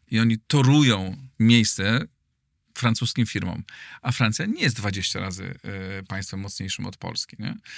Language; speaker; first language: Polish; native; Polish